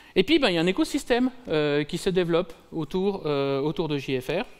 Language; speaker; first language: French; native; French